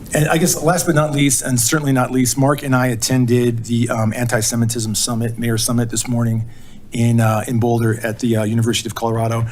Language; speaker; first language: English; native; English